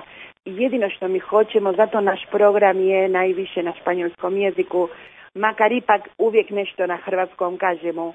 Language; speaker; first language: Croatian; early bilingual, heritage; Croatian